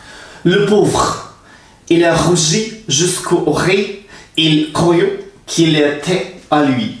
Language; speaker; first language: French; non-native, learner; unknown